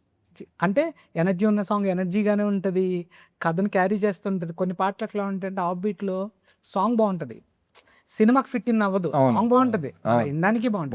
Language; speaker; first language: Telugu; native; Telugu